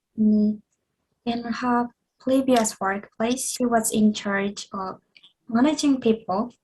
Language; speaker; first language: English; non-native, fluent; Japanese